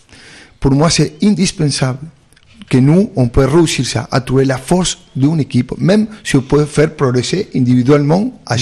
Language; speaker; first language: French; non-native, fluent; Spanish